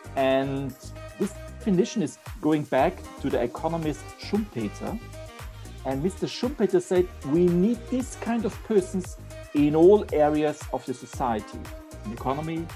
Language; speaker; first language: English; non-native, fluent; German